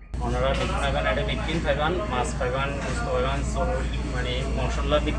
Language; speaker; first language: Bangla; non-native, local second language; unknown